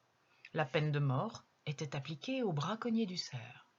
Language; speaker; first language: French; native; French